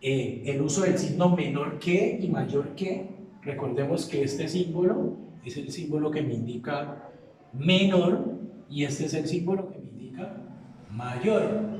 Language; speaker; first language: Spanish; native; Spanish